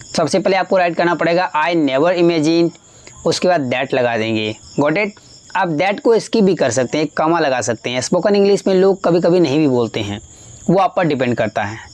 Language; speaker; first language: Hindi; native; Hindi